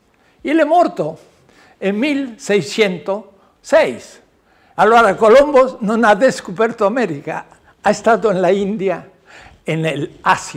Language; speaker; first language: Italian; non-native, learner; Spanish